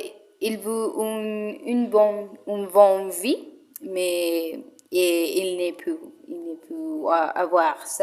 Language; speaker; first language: French; non-native, learner; Spanish